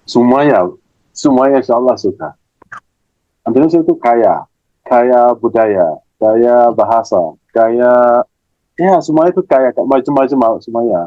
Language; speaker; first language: Indonesian; non-native, fluent; Arabic